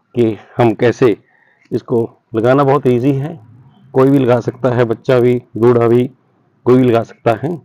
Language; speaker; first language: Hindi; non-native, local second language; Punjabi